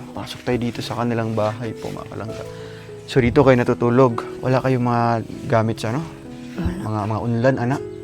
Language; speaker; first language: Filipino; non-native, local second language; Cebuano